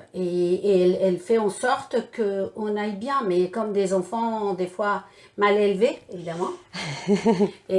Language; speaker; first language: French; non-native, fluent; Spanish